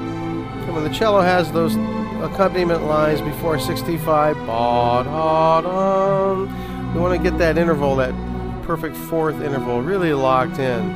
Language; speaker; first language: English; native; English